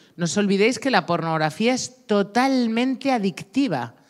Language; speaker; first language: Spanish; native; Spanish